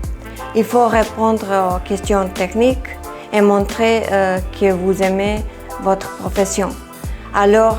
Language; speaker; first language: French; non-native, fluent; Serbian